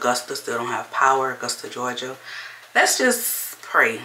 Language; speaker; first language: English; native; English